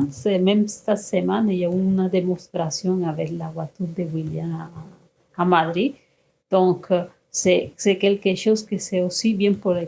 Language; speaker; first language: French; non-native, fluent; Spanish